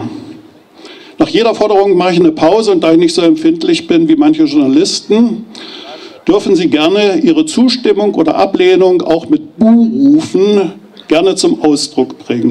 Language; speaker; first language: German; native; German